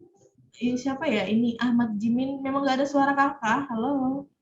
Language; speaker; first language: Indonesian; native; Indonesian